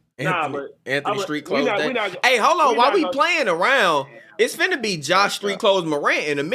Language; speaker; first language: English; native; English